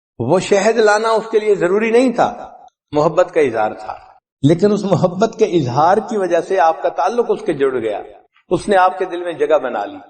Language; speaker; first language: Urdu; non-native, local second language; Punjabi